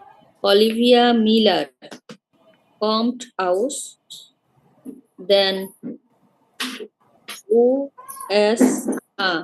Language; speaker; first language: German; non-native, learner; Bangla